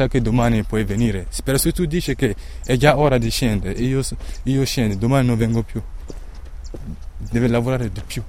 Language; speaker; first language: Italian; non-native, learner; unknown